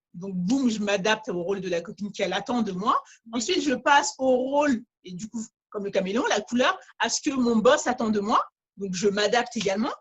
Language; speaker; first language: French; early bilingual, other home language; Bambara